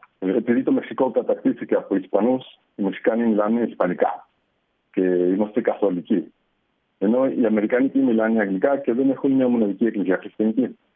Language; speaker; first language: Greek; non-native, fluent; Spanish